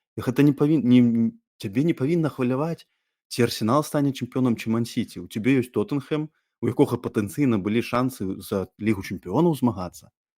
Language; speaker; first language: Belarusian; non-native, local second language; Russian